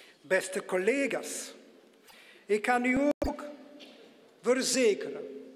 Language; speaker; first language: Dutch; non-native, local second language; French